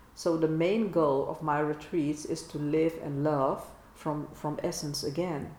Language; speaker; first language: English; non-native, fluent; Dutch